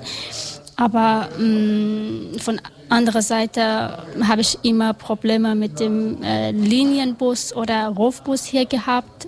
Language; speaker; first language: German; non-native, learner; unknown